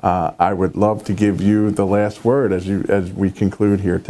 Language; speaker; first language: English; native; English